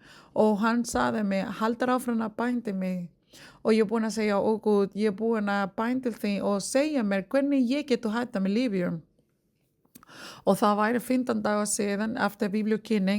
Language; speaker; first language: Icelandic; non-native, learner; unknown